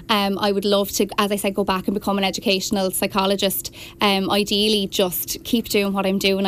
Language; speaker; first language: English; native; English